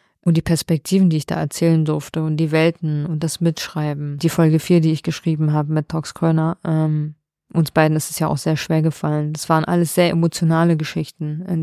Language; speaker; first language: German; early bilingual, other home language; Kurdish